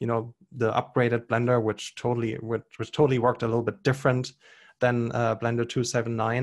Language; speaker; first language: English; non-native, fluent; German